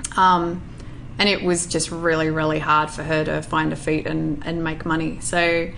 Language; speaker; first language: English; native; English